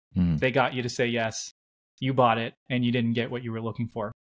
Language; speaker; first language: English; native; English